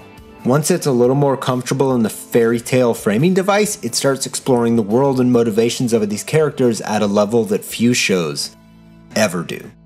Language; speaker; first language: English; native; English